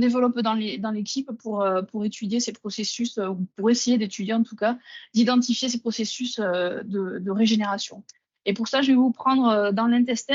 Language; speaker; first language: French; native; French